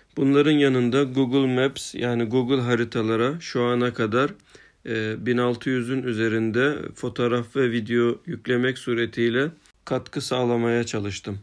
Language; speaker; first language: Turkish; early bilingual, heritage; Turkish